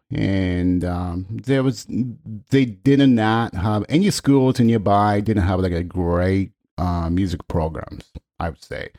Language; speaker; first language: English; non-native, fluent; Japanese